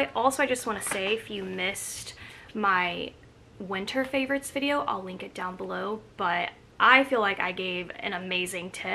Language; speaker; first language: English; native; English